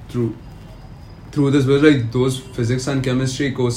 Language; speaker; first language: English; non-native, local second language; Hindi